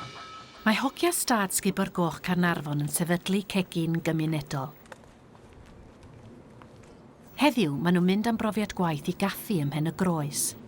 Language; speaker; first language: Welsh; native; Welsh